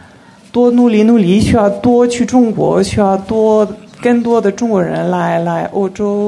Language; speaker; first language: Chinese; non-native, fluent; Italian